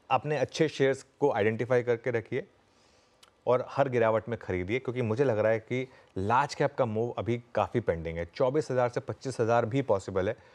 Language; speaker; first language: Hindi; native; Hindi